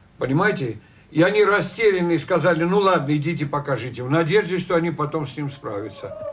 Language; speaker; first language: Russian; non-native, local second language; Armenian